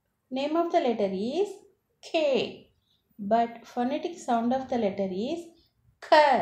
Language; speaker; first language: English; non-native, local second language; Tamil